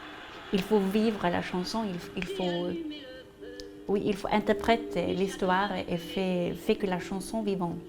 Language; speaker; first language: French; non-native, fluent; Swedish